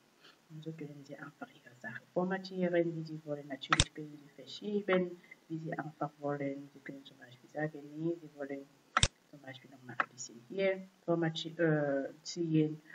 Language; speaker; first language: German; non-native, fluent; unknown